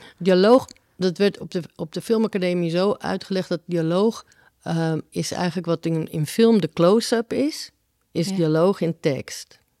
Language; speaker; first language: Dutch; early bilingual, other home language; Spanish